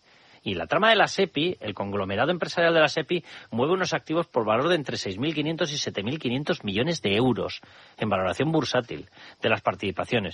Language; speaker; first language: Spanish; native; Spanish